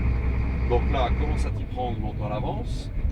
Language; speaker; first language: French; native; French